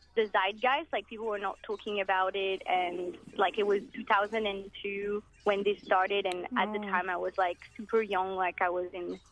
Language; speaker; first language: English; early bilingual, heritage; French